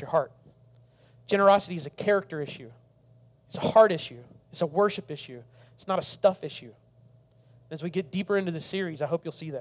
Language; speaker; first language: English; native; English